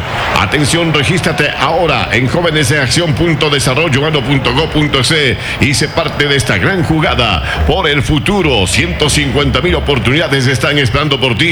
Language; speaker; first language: Spanish; native; Spanish